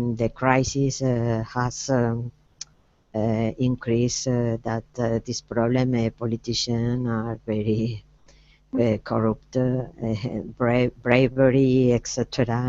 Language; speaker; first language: English; non-native, learner; Spanish